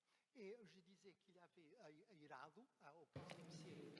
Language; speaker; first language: French; non-native, fluent; Portuguese